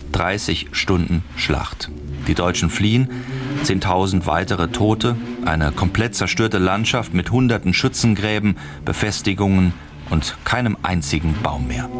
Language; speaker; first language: German; native; German